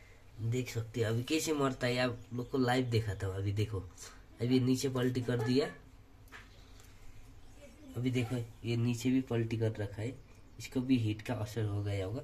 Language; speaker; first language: Hindi; non-native, local second language; Nepali